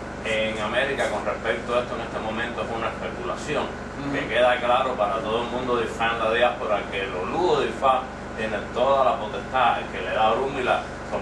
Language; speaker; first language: Spanish; native; Spanish